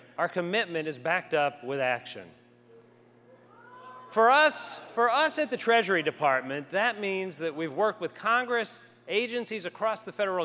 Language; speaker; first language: English; native; English